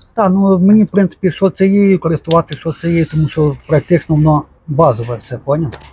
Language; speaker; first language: Ukrainian; native; Ukrainian